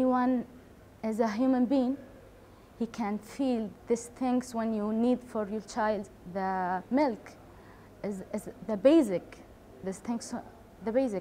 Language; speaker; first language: English; non-native, learner; Arabic